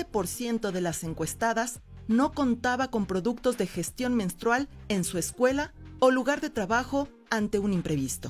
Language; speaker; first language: Spanish; native; Spanish